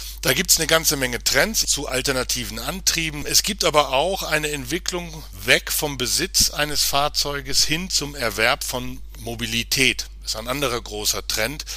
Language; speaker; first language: German; native; German